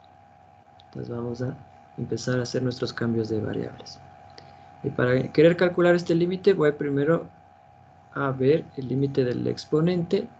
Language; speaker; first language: Spanish; native; Spanish